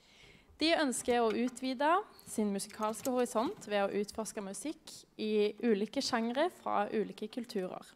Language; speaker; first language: Norwegian; native; Norwegian